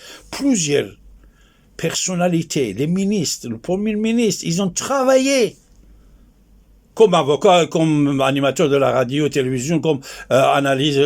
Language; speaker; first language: French; non-native, fluent; Persian